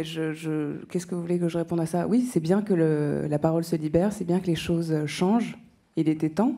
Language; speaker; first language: French; native; French